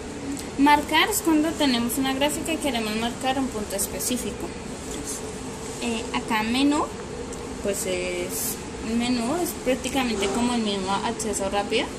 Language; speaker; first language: Spanish; native; Spanish